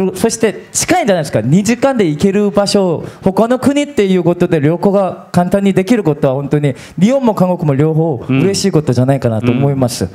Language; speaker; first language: Japanese; non-native, fluent; Korean